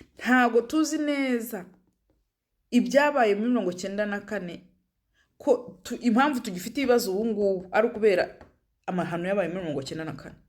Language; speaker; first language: Kinyarwanda; native; Kinyarwanda